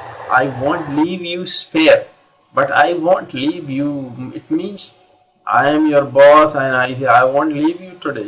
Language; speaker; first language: English; non-native, local second language; Hindi